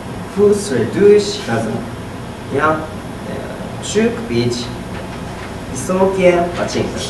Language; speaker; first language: Russian; non-native, learner; Japanese